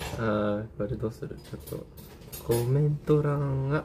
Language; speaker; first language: Japanese; non-native, fluent; Filipino